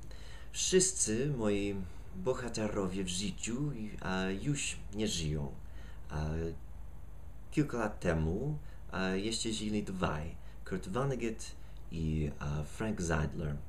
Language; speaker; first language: Polish; non-native, fluent; English